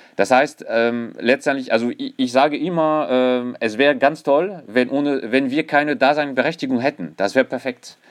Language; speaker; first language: German; non-native, fluent; French